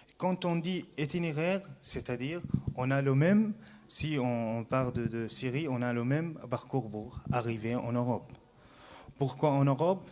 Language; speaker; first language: French; non-native, fluent; Arabic